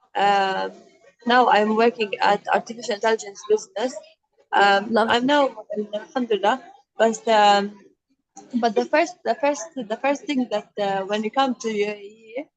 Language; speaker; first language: English; non-native, learner; Arabic